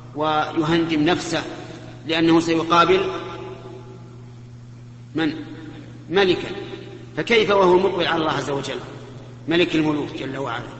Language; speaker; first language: Arabic; native; Arabic